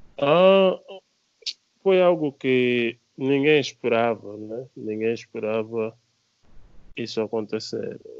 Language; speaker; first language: Portuguese; native; Portuguese